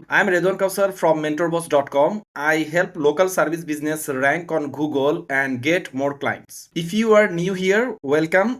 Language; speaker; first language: English; non-native, learner; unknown